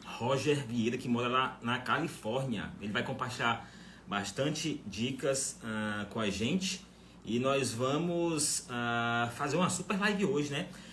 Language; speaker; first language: Portuguese; native; Portuguese